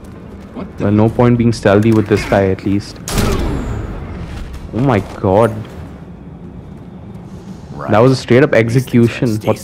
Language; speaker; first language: English; native; English